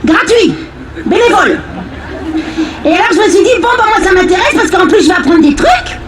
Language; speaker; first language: French; native; French